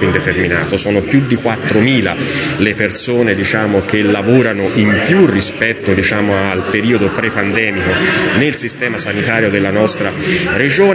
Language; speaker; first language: Italian; native; Italian